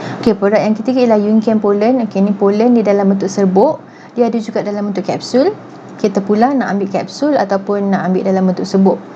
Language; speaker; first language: Malay; native; Malay